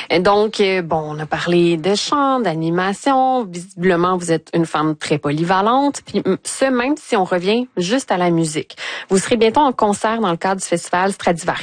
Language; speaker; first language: French; native; French